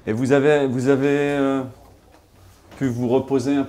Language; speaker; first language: French; native; French